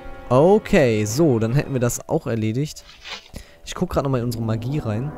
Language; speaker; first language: German; native; German